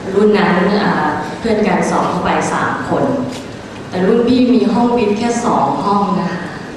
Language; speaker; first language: Thai; early bilingual, other home language; English